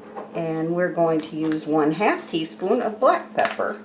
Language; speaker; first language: English; native; English